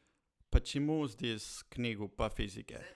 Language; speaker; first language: Russian; non-native, learner; Spanish